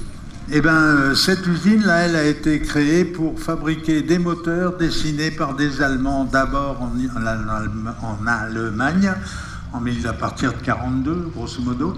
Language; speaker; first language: French; native; French